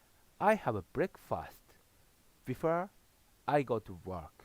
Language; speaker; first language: English; non-native, learner; Japanese